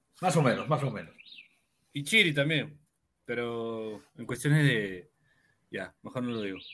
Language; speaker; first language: Spanish; native; Spanish